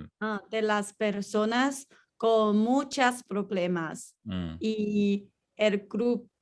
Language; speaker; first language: Spanish; non-native, learner; Chinese